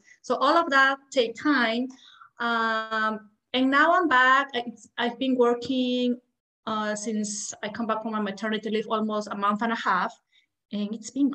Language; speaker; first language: English; non-native, fluent; Spanish